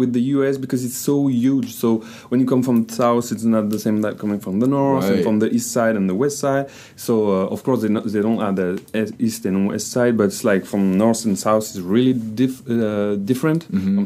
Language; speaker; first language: English; non-native, fluent; French